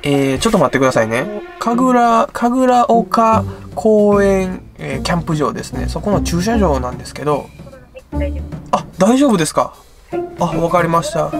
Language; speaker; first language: Japanese; native; Japanese